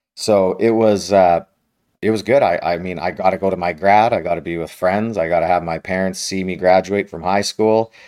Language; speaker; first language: English; native; English